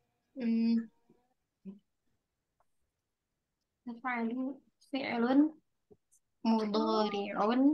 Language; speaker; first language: Arabic; non-native, learner; Indonesian